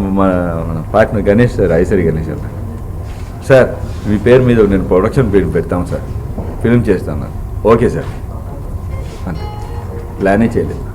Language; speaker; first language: Telugu; non-native, learner; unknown